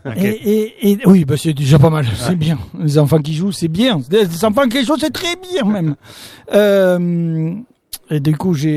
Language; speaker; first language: French; native; French